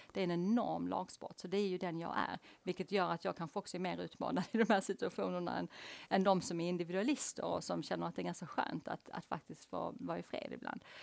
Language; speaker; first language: Swedish; native; Swedish